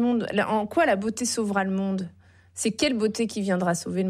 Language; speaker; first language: French; native; French